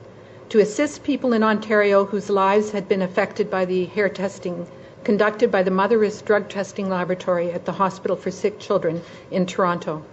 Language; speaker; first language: English; native; English